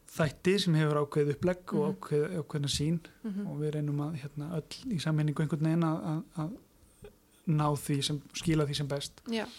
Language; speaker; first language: Icelandic; native; Icelandic